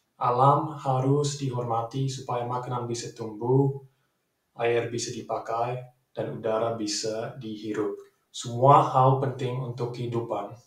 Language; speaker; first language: Indonesian; non-native, fluent; English